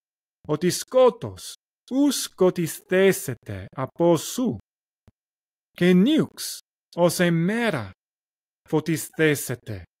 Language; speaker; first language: Greek; non-native, learner; English